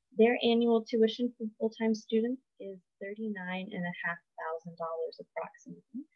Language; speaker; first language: English; native; English